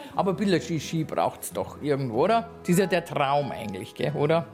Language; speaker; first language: German; native; German